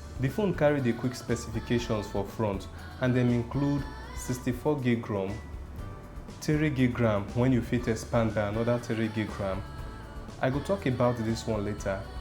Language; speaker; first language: Nigerian Pidgin; native; Nigerian Pidgin